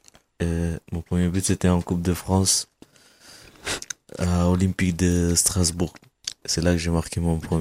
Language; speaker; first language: French; non-native, fluent; Kabuverdianu